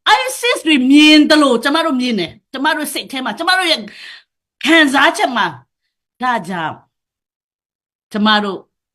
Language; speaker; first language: Burmese; non-native, local second language; Tedim Chin